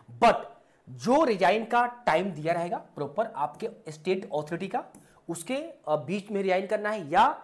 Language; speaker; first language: Hindi; native; Hindi